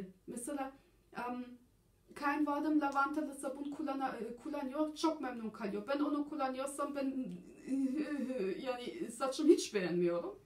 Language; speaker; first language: Turkish; early bilingual, heritage; German